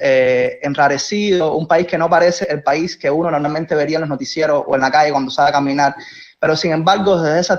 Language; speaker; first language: Spanish; native; Spanish